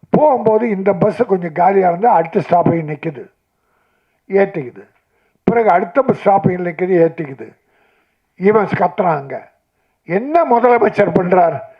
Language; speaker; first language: Tamil; native; Tamil